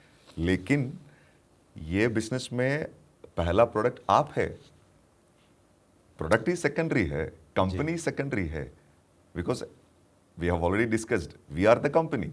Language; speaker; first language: Hindi; non-native, local second language; Malayalam